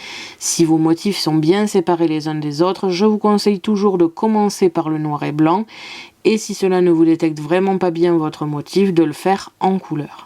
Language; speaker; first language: French; native; French